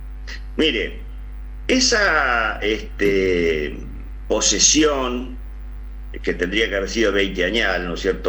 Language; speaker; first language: Spanish; native; Spanish